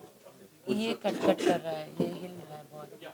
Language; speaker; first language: Hindi; native; Hindi